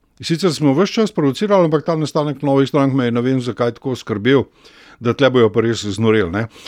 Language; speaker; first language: Slovenian; native; Slovenian